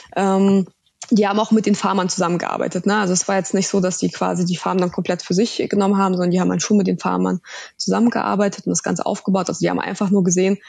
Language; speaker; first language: German; early bilingual, other home language; Russian